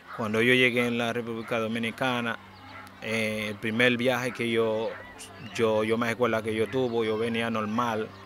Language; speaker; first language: Spanish; non-native, fluent; Haitian Creole